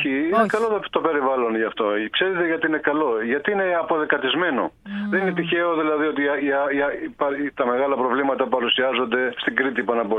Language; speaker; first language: Greek; native; Greek